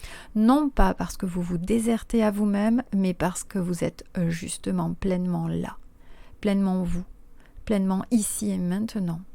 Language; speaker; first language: French; native; French